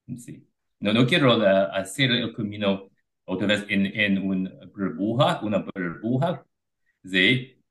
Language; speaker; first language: Spanish; non-native, learner; English